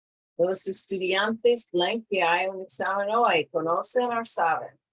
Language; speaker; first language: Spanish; non-native, fluent; English